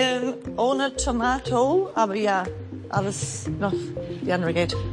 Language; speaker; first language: German; non-native, fluent; English